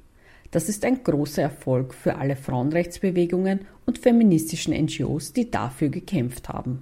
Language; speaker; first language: German; native; German